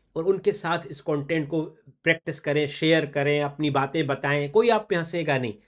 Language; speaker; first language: Urdu; non-native, local second language; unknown